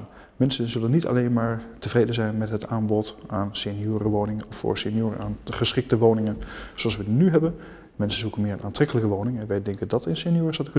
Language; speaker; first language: Dutch; native; Dutch